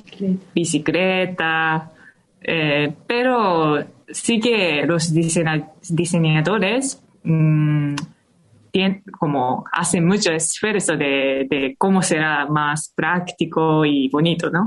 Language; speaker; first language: Spanish; non-native, fluent; Japanese